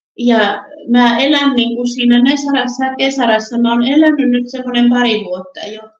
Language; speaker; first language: Finnish; early bilingual, other home language; Russian